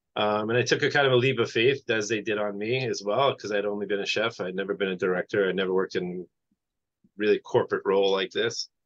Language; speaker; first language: English; native; English